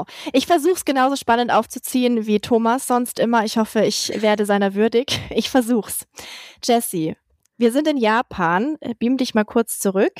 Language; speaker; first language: German; native; German